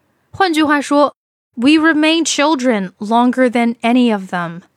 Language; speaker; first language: English; non-native, fluent; Chinese